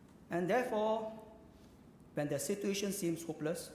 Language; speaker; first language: English; non-native, local second language; Chinese